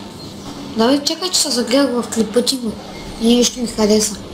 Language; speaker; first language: Bulgarian; native; Bulgarian